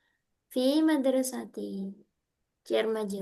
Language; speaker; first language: Arabic; non-native, fluent; Indonesian